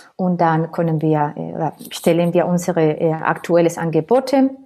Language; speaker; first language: German; non-native, fluent; Spanish